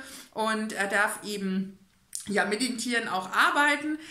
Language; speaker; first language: German; native; German